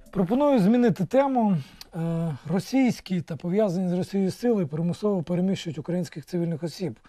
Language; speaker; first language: Ukrainian; native; Ukrainian